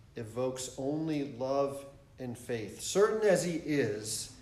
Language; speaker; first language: English; native; English